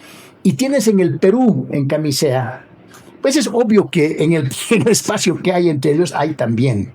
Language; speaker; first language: Spanish; native; Spanish